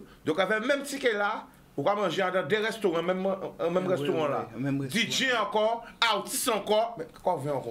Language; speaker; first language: French; non-native, local second language; Guadeloupean Creole French